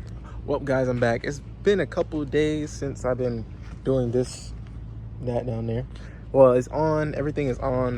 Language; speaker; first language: English; native; English